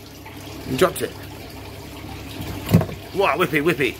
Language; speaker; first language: English; native; English